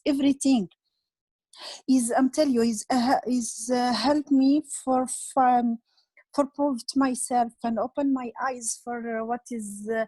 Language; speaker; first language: English; non-native, learner; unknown